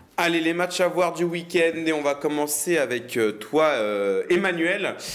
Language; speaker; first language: French; native; French